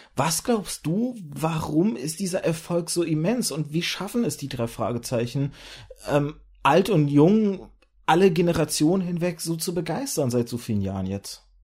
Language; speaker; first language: German; early bilingual, other home language; Russian